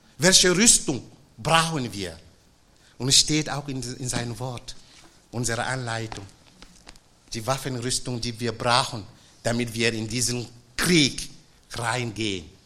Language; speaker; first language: German; non-native, fluent; French